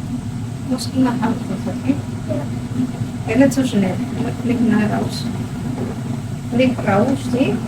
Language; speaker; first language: German; non-native, learner; Indonesian